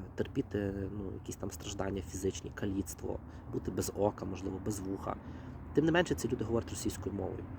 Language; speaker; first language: Ukrainian; native; Ukrainian